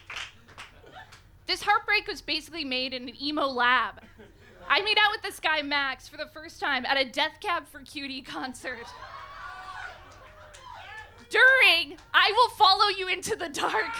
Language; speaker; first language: English; native; English